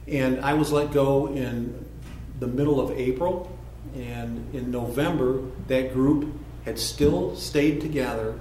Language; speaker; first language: English; native; English